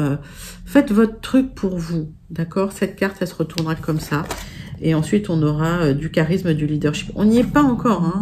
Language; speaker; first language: French; native; French